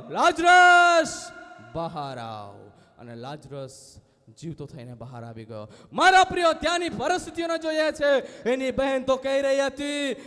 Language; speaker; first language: Gujarati; native; Gujarati